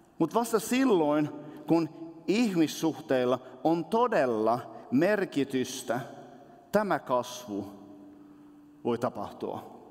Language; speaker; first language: Finnish; non-native, local second language; Swedish